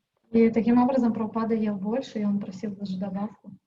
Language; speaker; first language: Russian; native; Russian